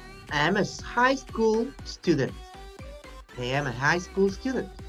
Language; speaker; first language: English; non-native, fluent; Spanish